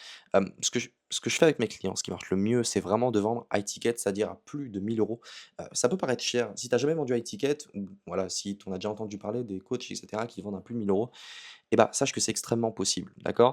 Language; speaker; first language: French; native; French